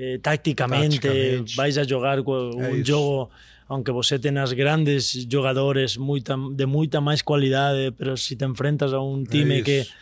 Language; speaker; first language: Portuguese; non-native, learner; Spanish